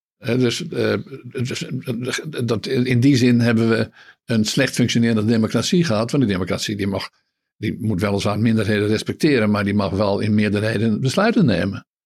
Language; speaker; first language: Dutch; native; Dutch